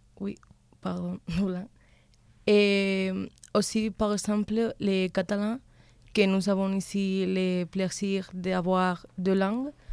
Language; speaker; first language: French; non-native, learner; Spanish